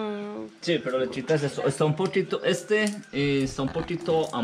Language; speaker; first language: Spanish; native; Spanish